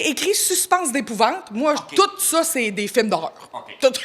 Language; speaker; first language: French; native; French